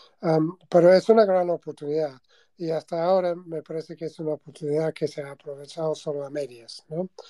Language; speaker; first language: Spanish; non-native, fluent; English